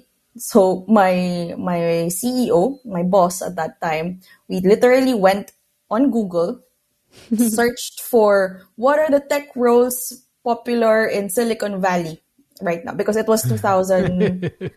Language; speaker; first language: English; non-native, local second language; Filipino